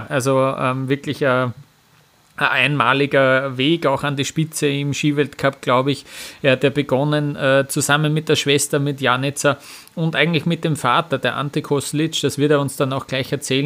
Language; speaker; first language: German; native; German